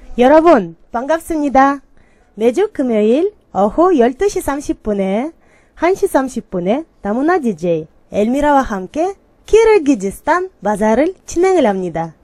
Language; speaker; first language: Korean; non-native, learner; Kyrgyz